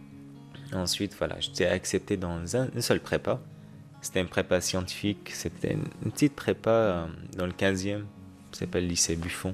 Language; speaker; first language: French; non-native, fluent; Arabic